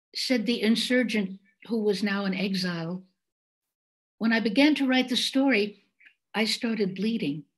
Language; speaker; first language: English; native; English